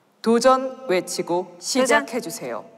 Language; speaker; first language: Korean; native; Korean